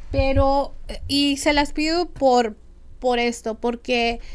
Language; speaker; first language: Spanish; native; Spanish